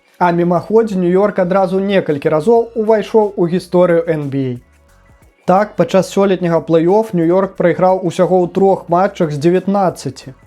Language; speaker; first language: Belarusian; native; Belarusian